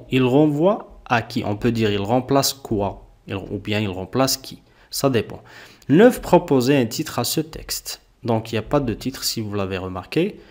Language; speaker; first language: French; non-native, local second language; Arabic